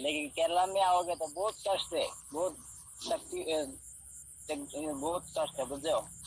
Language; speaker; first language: Hindi; non-native, local second language; Bangla